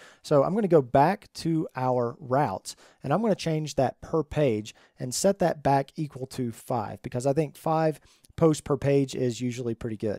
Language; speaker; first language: English; native; English